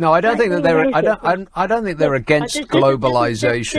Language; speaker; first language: English; native; English